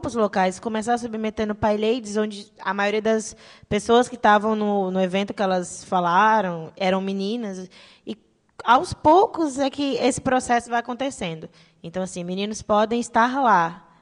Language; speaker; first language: Portuguese; native; Portuguese